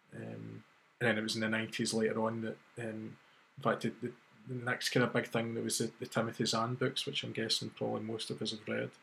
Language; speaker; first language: English; native; English